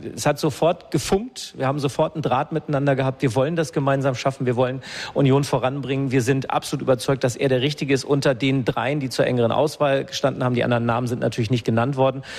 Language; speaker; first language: German; native; German